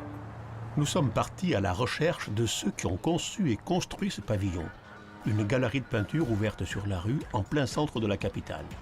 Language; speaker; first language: French; native; French